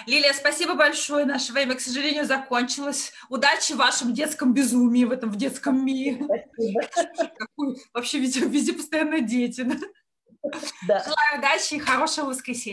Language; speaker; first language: Russian; native; Russian